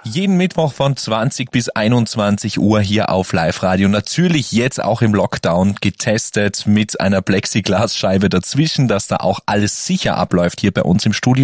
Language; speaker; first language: German; native; German